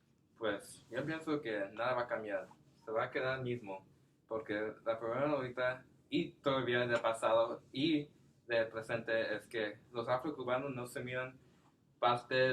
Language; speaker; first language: Spanish; non-native, learner; English